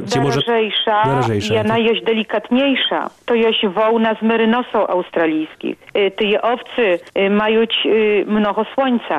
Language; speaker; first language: Polish; non-native, local second language; Belarusian